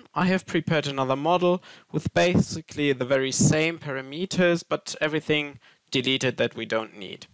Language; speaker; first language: English; non-native, fluent; German